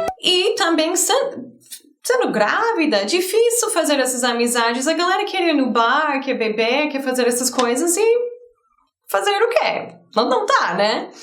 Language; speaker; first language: Portuguese; non-native, fluent; English